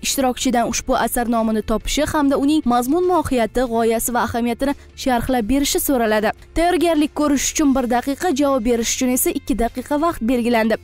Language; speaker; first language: Uzbek; native; Uzbek